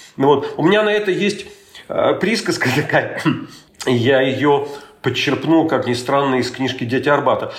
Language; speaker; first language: Russian; native; Russian